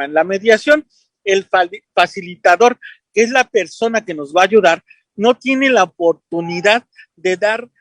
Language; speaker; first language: Spanish; native; Spanish